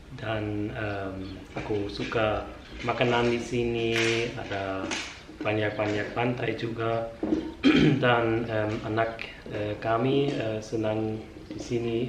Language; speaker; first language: Indonesian; non-native, fluent; German